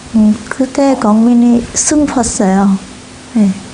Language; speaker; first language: Korean; non-native, learner; Vietnamese